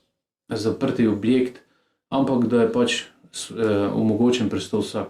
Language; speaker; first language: Slovenian; native; Slovenian